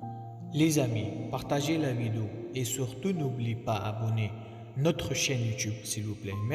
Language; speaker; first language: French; non-native, learner; Pashto